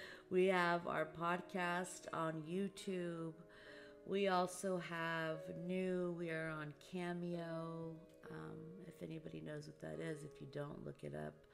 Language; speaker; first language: English; early bilingual, other home language; Portuguese